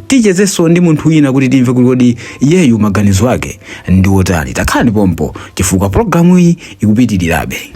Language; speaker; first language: Nyanja; native; Nyanja